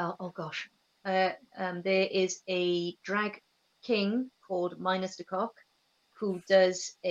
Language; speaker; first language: English; native; English